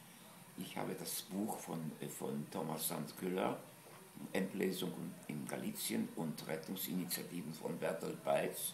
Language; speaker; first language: German; non-native, fluent; Polish